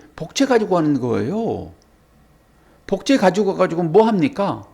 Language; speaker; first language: Korean; native; Korean